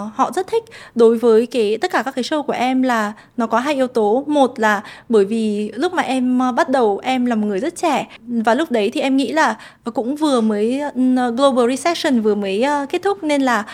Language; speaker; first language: Vietnamese; early bilingual, heritage; Vietnamese